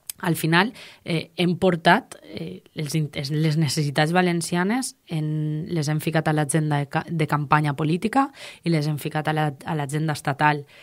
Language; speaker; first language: Catalan; native; Catalan